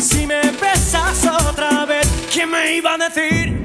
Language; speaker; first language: Spanish; native; Spanish